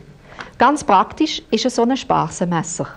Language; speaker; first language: German; native; German